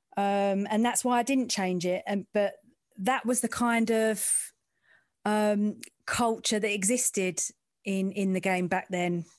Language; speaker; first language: English; native; English